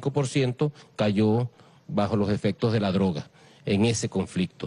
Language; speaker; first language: Spanish; native; Spanish